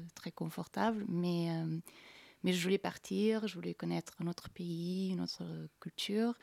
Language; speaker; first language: French; non-native, fluent; Portuguese